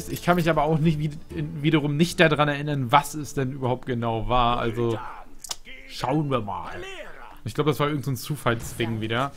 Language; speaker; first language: German; native; German